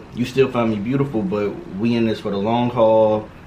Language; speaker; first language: English; native; English